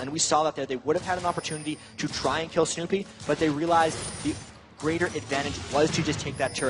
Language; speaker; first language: English; native; English